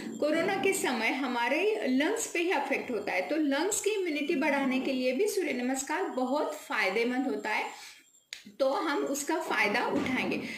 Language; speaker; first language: Hindi; non-native, local second language; Marathi